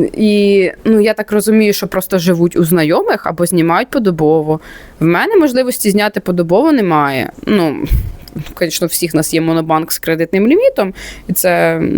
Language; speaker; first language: Ukrainian; non-native, local second language; Russian